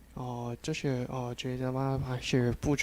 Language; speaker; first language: Chinese; non-native, learner; Korean